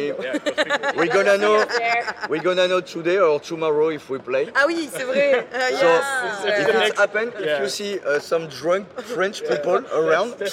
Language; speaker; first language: English; non-native, fluent; French